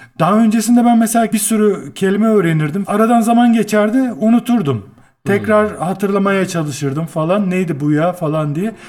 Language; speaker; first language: Turkish; native; Turkish